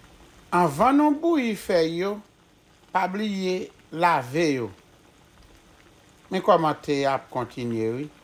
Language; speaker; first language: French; non-native, learner; Haitian Creole